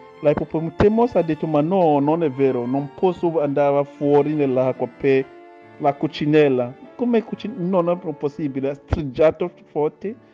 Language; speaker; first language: Italian; non-native, learner; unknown